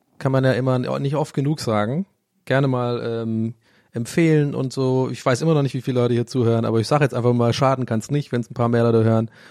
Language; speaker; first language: German; early bilingual, other home language; English